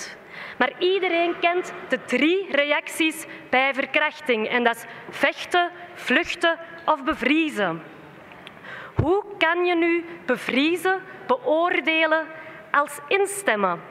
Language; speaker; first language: Dutch; native; Dutch